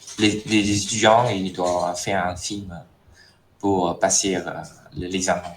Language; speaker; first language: French; non-native, fluent; Khmer